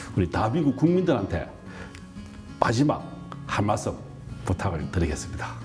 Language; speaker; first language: Korean; native; Korean